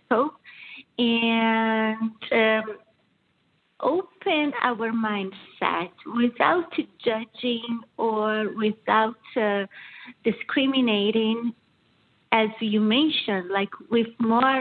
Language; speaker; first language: English; non-native, fluent; Portuguese